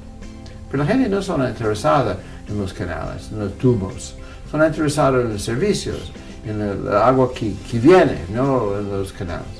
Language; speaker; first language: Spanish; non-native, fluent; English